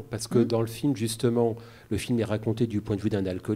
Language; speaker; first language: French; native; French